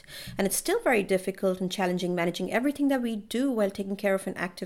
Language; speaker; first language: English; non-native, local second language; Malayalam